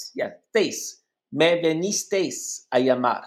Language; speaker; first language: Spanish; non-native, learner; English